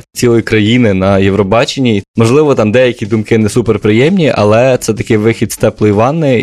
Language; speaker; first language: Ukrainian; native; Ukrainian